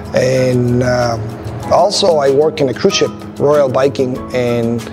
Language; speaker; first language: English; non-native, fluent; Spanish